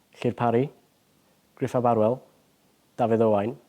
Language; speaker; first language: Welsh; native; Welsh